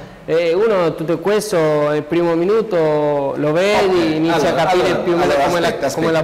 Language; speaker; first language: Italian; non-native, learner; Spanish